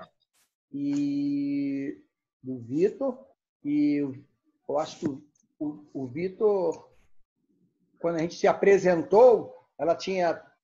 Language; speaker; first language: Portuguese; native; Portuguese